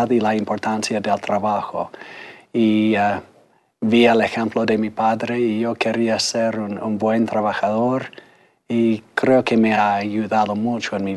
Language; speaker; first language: Spanish; non-native, fluent; English